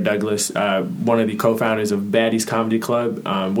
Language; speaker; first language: English; native; English